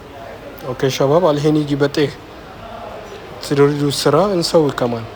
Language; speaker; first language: Arabic; non-native, learner; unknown